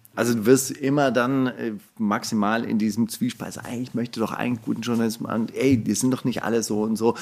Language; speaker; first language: German; native; German